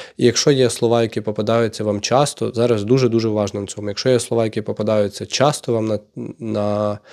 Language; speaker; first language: Ukrainian; native; Ukrainian